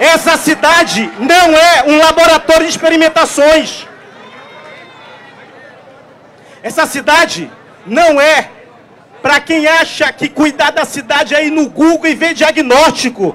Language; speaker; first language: Portuguese; native; Portuguese